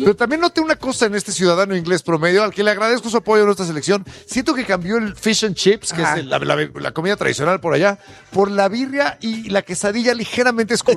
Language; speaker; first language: Spanish; native; Spanish